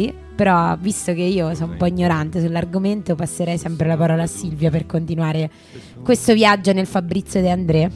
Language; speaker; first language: Italian; native; Italian